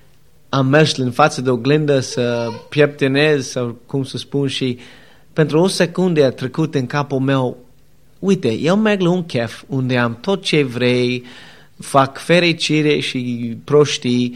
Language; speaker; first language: Romanian; non-native, learner; English